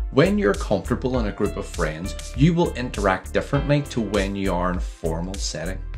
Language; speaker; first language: English; native; English